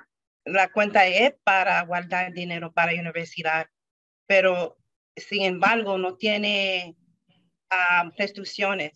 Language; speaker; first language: Spanish; early bilingual, heritage; Spanish